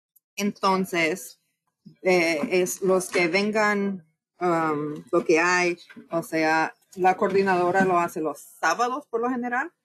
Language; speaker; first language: Spanish; non-native, fluent; English